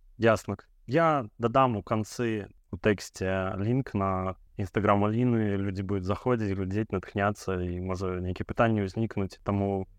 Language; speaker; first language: Belarusian; non-native, local second language; Russian